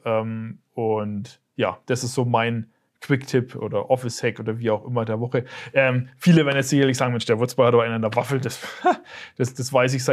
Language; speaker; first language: German; native; German